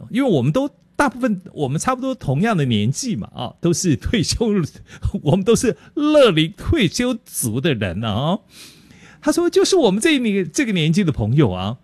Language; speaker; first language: Chinese; native; Chinese